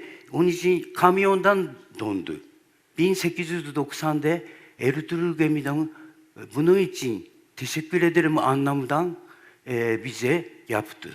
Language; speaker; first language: Turkish; non-native, learner; Japanese